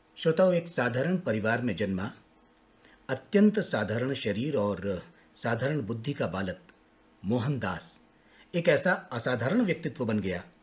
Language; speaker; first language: Hindi; non-native, local second language; Marathi